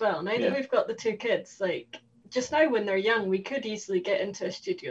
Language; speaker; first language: English; native; English